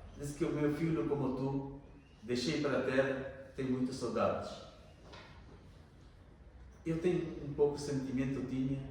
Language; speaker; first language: Portuguese; non-native, learner; Bangla